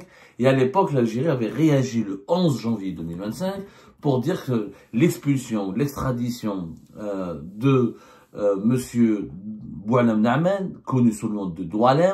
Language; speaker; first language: French; non-native, local second language; Arabic